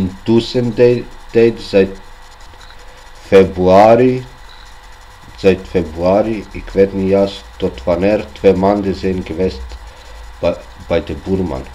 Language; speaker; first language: Dutch; non-native, local second language; Albanian